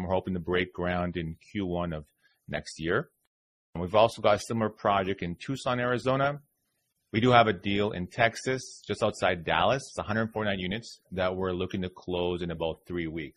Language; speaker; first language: English; native; English